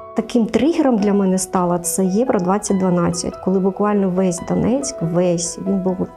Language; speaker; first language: Ukrainian; native; Ukrainian